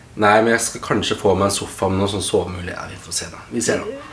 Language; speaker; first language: Norwegian; native; Norwegian